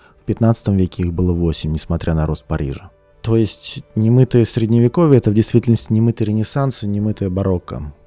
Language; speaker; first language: Russian; native; Russian